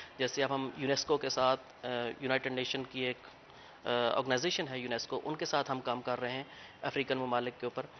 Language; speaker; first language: Urdu; non-native, local second language; Punjabi